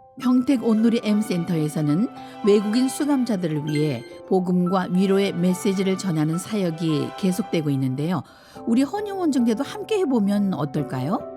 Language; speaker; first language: Korean; native; Korean